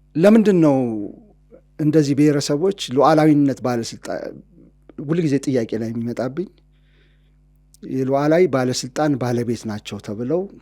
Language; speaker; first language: Amharic; native; Amharic